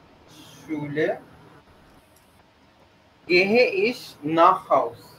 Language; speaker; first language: German; non-native, fluent; Urdu